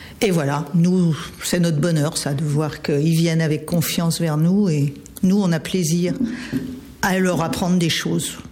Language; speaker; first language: French; native; French